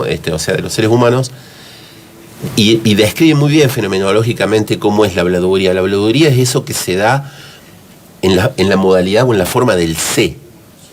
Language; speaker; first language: Spanish; native; Spanish